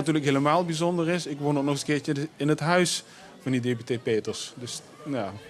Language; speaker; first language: Dutch; native; Dutch